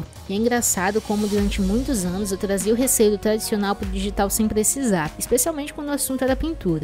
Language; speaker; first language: Portuguese; native; Portuguese